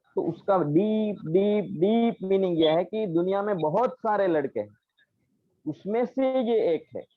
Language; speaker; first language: Hindi; non-native, local second language; Gujarati